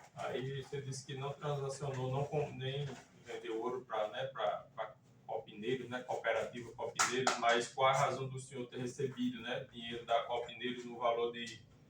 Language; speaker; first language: Portuguese; native; Portuguese